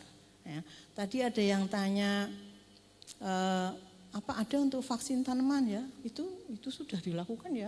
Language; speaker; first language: Indonesian; native; Indonesian